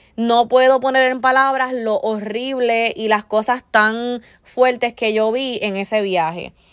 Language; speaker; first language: Spanish; early bilingual, heritage; Spanish